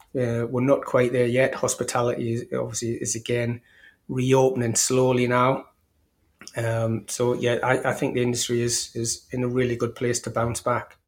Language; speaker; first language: English; native; English